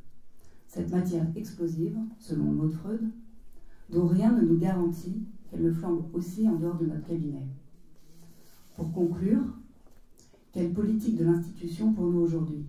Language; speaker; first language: French; native; French